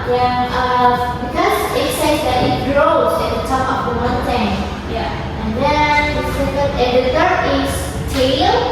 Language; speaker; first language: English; non-native, learner; Indonesian